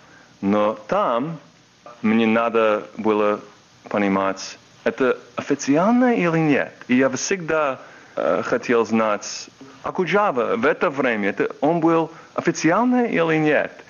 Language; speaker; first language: Russian; non-native, fluent; English